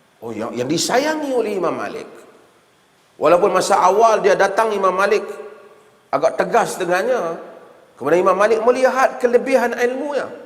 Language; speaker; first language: Malay; native; Malay